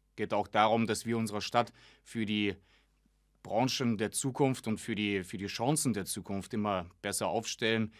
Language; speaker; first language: German; early bilingual, other home language; Russian